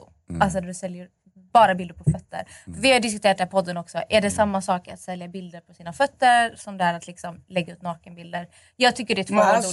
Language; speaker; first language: Swedish; native; Swedish